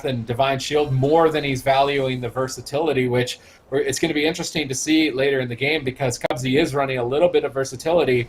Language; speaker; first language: English; native; English